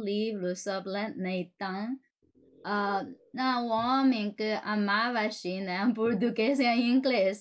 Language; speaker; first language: Portuguese; non-native, fluent; Chinese